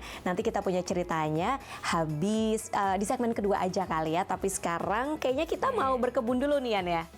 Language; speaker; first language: Indonesian; native; Indonesian